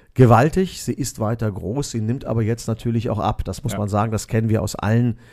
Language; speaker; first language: German; native; German